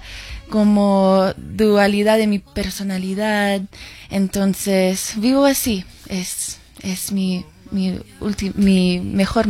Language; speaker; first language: Spanish; non-native, learner; English